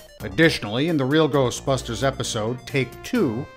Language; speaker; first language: English; native; English